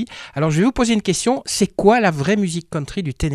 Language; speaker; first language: French; native; French